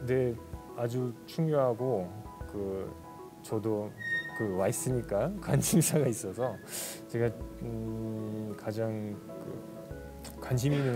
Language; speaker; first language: Korean; non-native, fluent; Russian